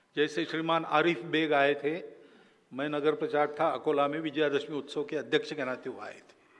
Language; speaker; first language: Hindi; non-native, local second language; Marathi